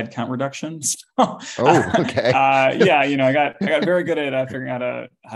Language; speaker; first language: English; native; English